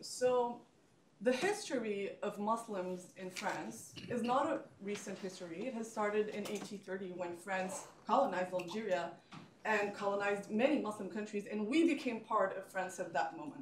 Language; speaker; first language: English; non-native, fluent; French